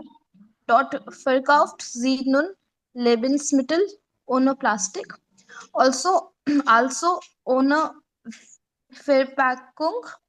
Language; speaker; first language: German; non-native, learner; Hindi